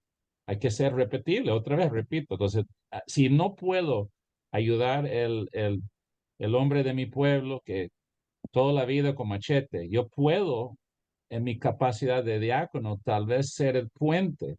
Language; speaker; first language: Spanish; early bilingual, heritage; Spanish